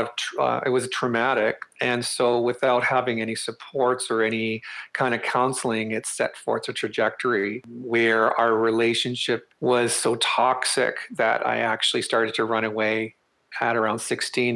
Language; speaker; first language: English; native; English